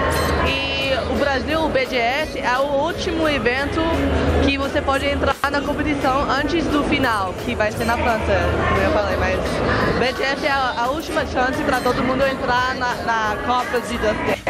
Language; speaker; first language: Portuguese; non-native, fluent; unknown